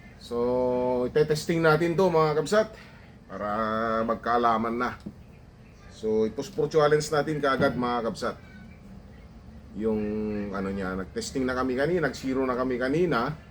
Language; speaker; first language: Filipino; non-native, local second language; Iloko